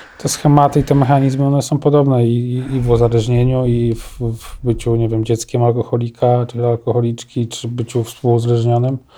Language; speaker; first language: Polish; native; Polish